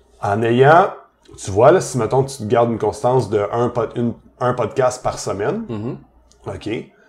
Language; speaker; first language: French; native; French